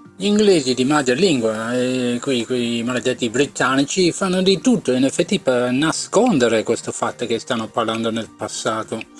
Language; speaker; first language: Italian; non-native, fluent; English